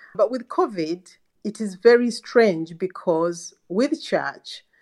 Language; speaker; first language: English; non-native, local second language; Ganda